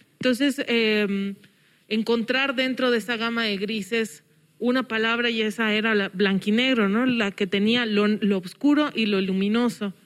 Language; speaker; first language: Spanish; early bilingual, heritage; English